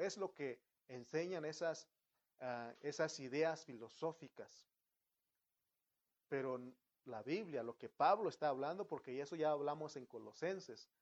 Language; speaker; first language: Spanish; native; Spanish